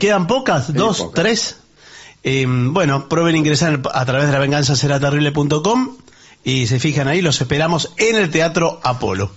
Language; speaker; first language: Spanish; native; Spanish